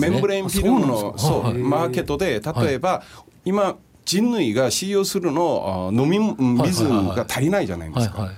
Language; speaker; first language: Japanese; non-native, fluent; Korean